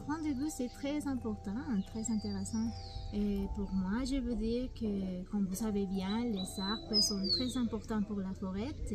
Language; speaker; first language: French; non-native, learner; Spanish